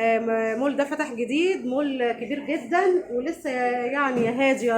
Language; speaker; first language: Arabic; native; Arabic